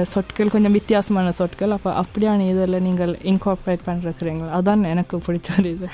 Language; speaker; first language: Tamil; early bilingual, other home language; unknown